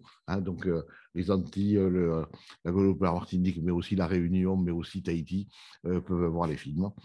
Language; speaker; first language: French; native; French